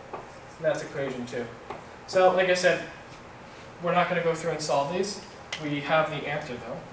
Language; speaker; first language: English; native; English